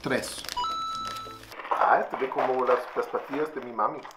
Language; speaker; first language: Spanish; non-native, learner; German